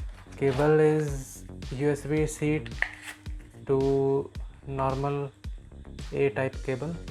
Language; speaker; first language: English; non-native, local second language; Hindi